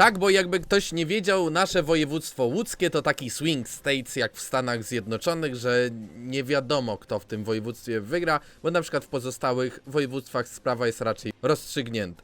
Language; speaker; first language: Polish; native; Polish